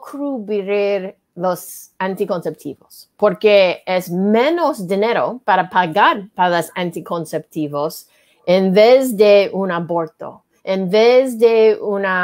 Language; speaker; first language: Spanish; non-native, learner; English